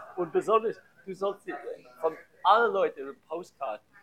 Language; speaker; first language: German; non-native, learner; English